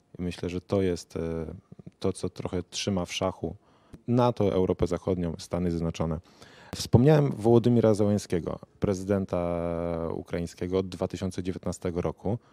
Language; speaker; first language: Polish; native; Polish